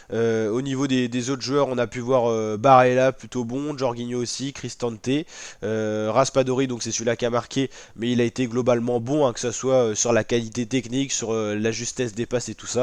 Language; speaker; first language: French; native; French